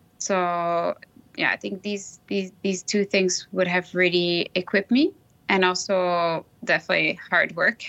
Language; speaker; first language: English; non-native, fluent; French